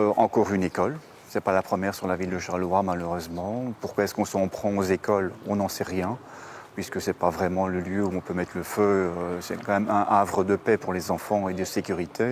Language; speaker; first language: French; native; French